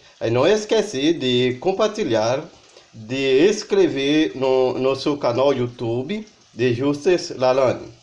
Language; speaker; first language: Portuguese; non-native, learner; Haitian Creole